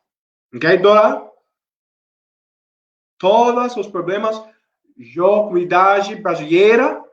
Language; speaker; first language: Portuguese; non-native, learner; English